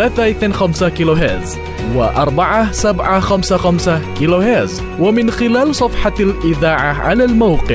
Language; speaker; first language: Arabic; non-native, fluent; Indonesian